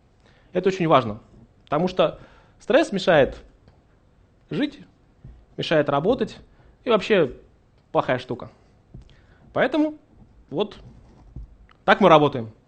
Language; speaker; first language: Russian; native; Russian